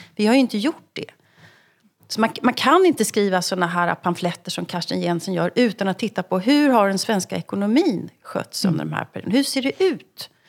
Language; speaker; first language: Swedish; native; Swedish